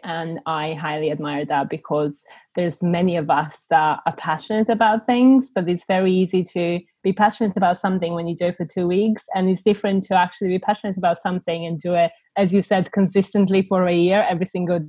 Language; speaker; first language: English; non-native, fluent; Bulgarian